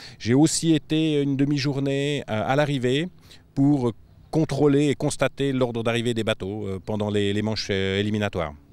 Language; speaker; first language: French; native; French